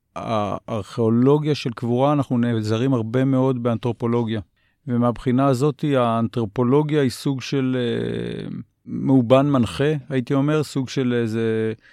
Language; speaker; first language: Hebrew; native; Hebrew